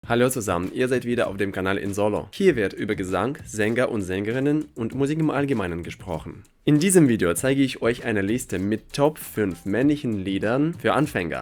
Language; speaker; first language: German; non-native, fluent; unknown